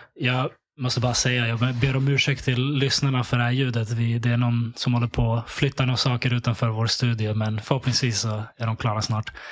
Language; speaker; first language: Swedish; early bilingual, other home language; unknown